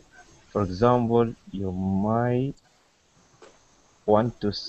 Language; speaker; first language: English; non-native, learner; Arabic